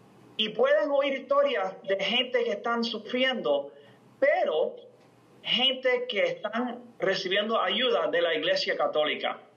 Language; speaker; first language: Spanish; non-native, fluent; English